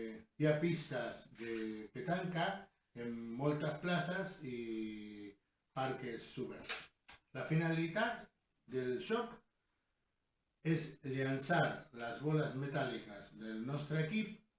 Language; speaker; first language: Catalan; non-native, learner; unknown